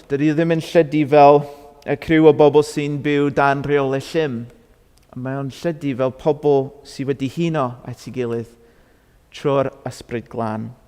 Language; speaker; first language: Welsh; non-native, fluent; English